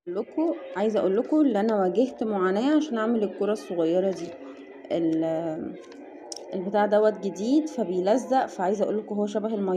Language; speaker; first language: Arabic; native; Arabic